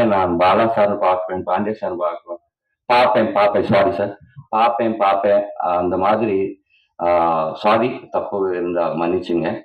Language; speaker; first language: Tamil; non-native, learner; Telugu